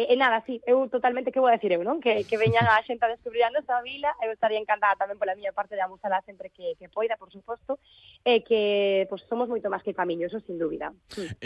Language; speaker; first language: Galician; native; Galician